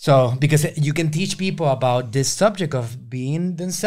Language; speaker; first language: English; native; English